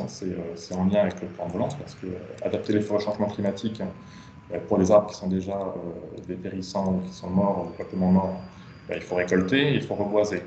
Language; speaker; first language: French; native; French